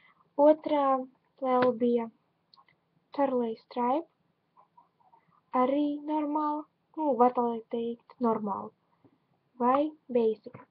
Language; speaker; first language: Latvian; non-native, local second language; Russian